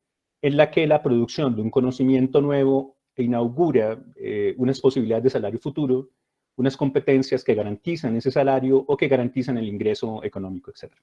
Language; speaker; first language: Spanish; native; Spanish